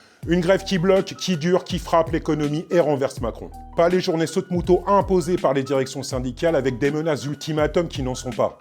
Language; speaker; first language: French; native; French